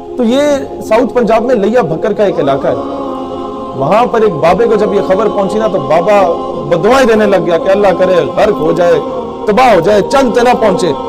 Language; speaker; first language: Urdu; non-native, local second language; Punjabi